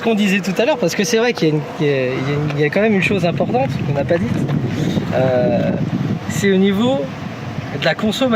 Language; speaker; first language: French; native; French